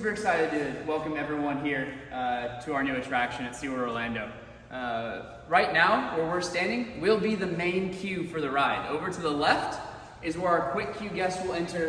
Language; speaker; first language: English; native; English